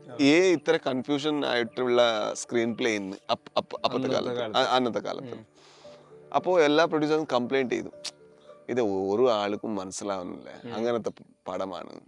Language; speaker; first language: Malayalam; non-native, learner; Kannada